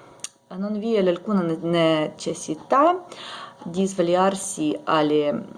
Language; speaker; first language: Italian; non-native, learner; Ukrainian